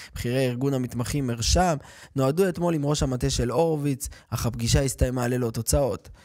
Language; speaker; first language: Hebrew; native; Hebrew